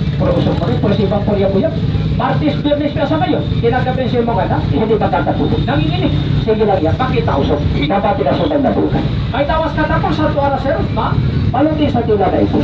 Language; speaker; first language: Filipino; non-native, local second language; Cebuano